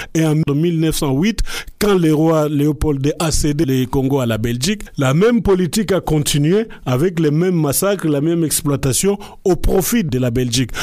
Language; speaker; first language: French; non-native, local second language; Lingala